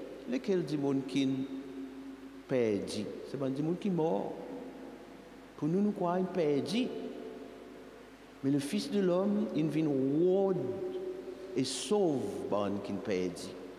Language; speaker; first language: French; non-native, local second language; Seselwa Creole French